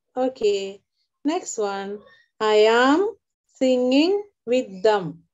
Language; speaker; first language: English; non-native, local second language; Malayalam